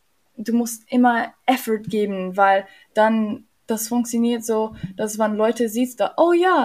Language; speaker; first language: German; non-native, learner; English